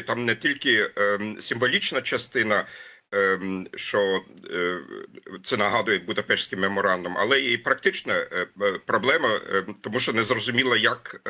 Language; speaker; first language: Ukrainian; non-native, fluent; German